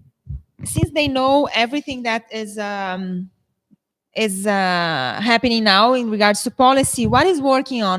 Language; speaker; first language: English; non-native, fluent; Portuguese